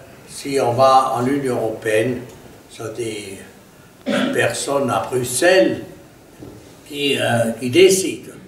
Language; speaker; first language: French; non-native, fluent; German